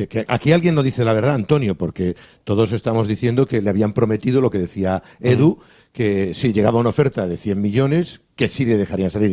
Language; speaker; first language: Spanish; native; Spanish